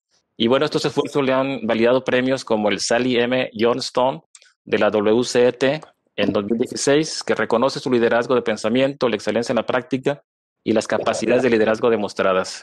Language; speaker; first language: Spanish; native; Spanish